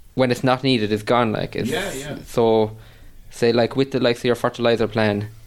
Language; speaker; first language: English; native; English